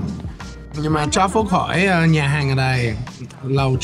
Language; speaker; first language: Vietnamese; non-native, fluent; English